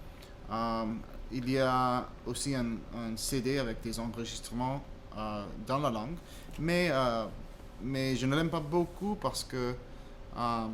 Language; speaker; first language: French; non-native, fluent; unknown